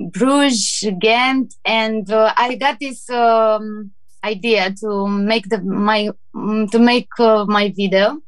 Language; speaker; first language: English; non-native, learner; Romanian